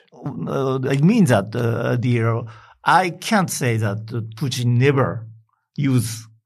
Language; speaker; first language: English; non-native, learner; Japanese